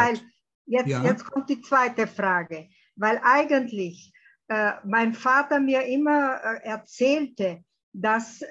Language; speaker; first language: German; early bilingual, heritage; German